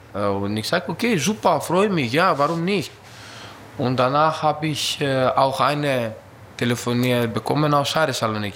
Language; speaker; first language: German; non-native, learner; Greek